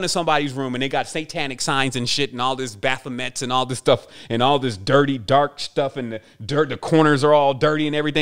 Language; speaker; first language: English; native; English